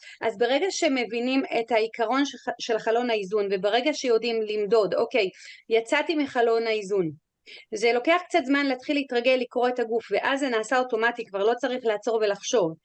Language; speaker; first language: Hebrew; non-native, fluent; English